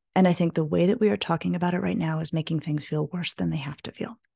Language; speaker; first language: English; native; English